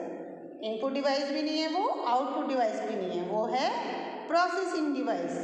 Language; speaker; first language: Hindi; native; Hindi